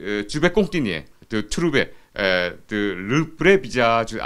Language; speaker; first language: French; non-native, fluent; Korean